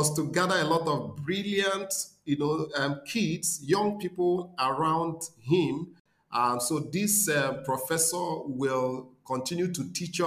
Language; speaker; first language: English; non-native, local second language; Igbo